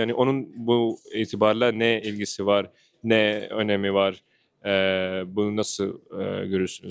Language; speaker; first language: Turkish; non-native, fluent; Urdu